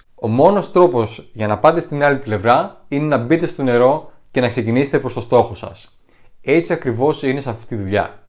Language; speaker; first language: Greek; native; Greek